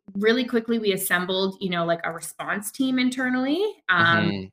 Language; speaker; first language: English; native; English